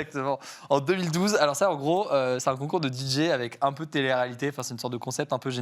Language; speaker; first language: French; native; French